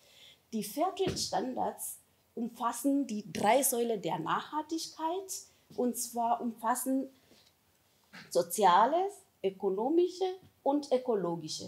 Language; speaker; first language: German; non-native, fluent; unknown